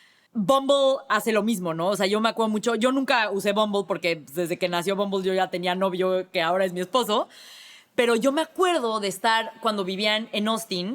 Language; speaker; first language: Spanish; native; Spanish